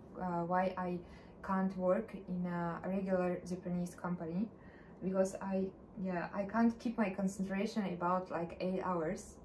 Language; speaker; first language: English; non-native, learner; Russian